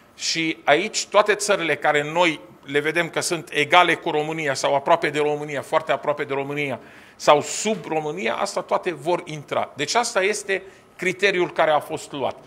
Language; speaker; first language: Romanian; non-native, fluent; Arabic